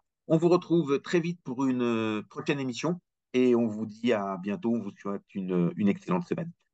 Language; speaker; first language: French; native; French